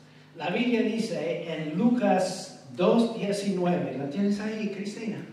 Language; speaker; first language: Spanish; non-native, fluent; English